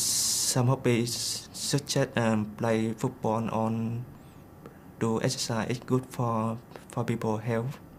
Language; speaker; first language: English; non-native, learner; Vietnamese